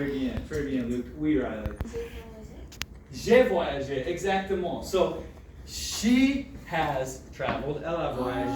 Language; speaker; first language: French; non-native, fluent; English